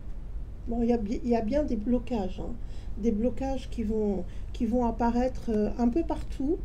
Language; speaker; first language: French; native; French